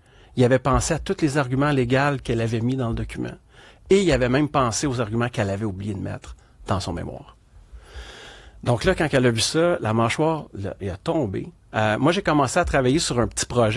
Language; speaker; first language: French; native; French